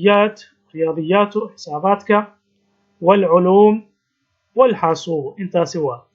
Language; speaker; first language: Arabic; non-native, fluent; Somali